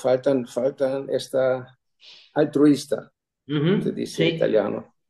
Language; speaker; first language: Spanish; non-native, fluent; German